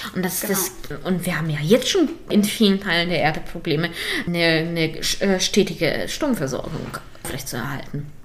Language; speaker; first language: German; native; German